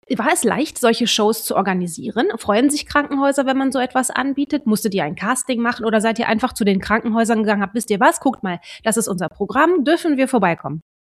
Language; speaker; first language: German; native; German